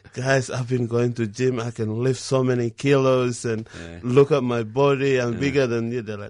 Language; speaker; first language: English; non-native, fluent; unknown